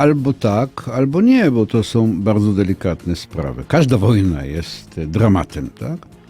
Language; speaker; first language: Polish; non-native, fluent; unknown